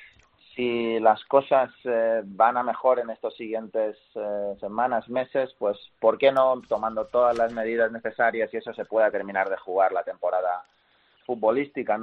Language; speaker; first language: Spanish; native; Spanish